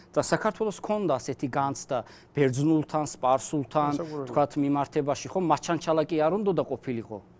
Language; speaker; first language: Georgian; non-native, local second language; Azerbaijani